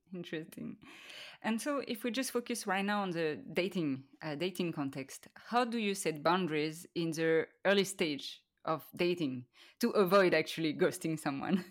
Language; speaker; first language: English; non-native, fluent; French